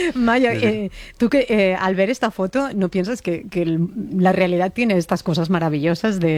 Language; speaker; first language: Spanish; native; Spanish